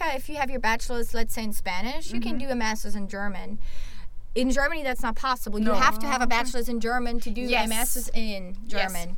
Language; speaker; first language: English; non-native, fluent; German